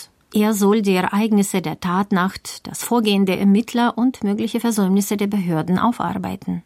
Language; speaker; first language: German; native; German